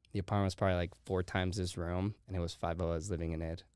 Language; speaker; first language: English; early bilingual, heritage; Spanish